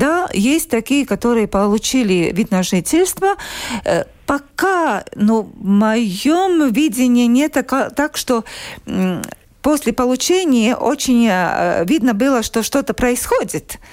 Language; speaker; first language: Russian; non-native, local second language; Latvian